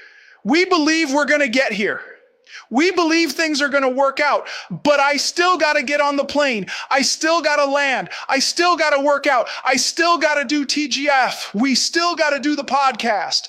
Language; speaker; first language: English; native; English